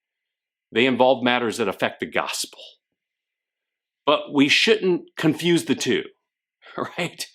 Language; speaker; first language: English; native; English